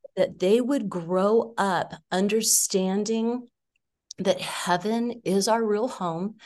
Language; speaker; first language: English; native; English